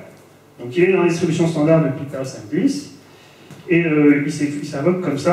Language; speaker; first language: French; native; French